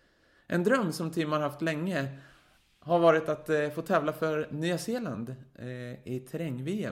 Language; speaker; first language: Swedish; native; Swedish